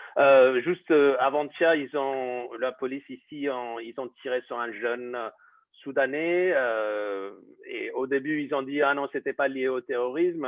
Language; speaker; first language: French; non-native, fluent; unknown